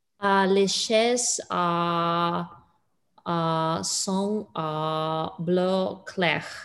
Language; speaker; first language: French; non-native, learner; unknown